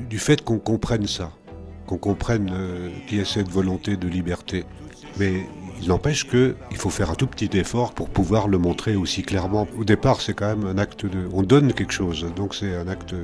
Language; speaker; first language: French; non-native, local second language; Swiss German